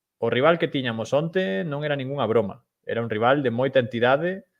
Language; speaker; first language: Galician; non-native, local second language; Spanish